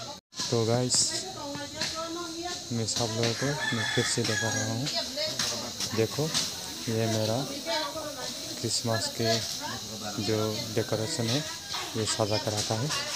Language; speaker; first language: Hindi; non-native, local second language; Kok Borok